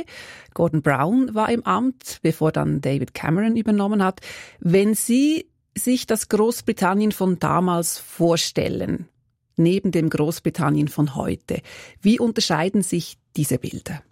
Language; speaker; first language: German; native; German